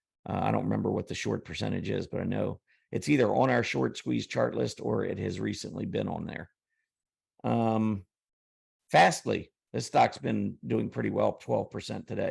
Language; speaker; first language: English; native; English